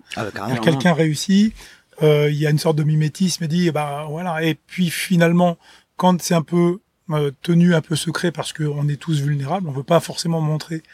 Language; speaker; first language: French; native; French